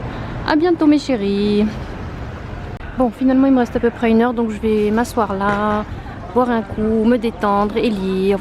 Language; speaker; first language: French; native; French